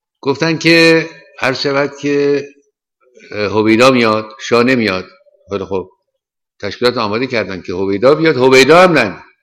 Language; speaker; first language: Persian; native; Persian